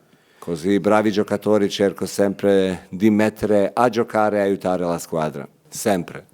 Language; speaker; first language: Italian; non-native, fluent; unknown